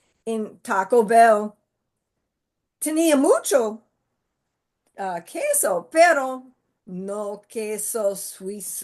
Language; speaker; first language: Spanish; non-native, learner; English